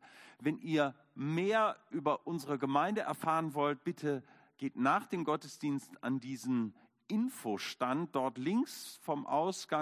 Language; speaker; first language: German; native; German